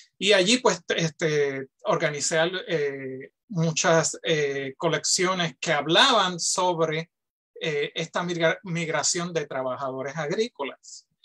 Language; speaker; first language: Spanish; native; Spanish